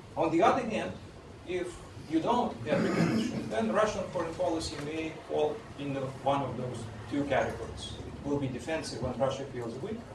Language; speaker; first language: English; non-native, fluent; Russian